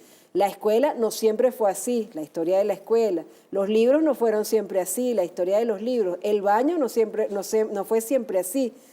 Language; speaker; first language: Spanish; native; Spanish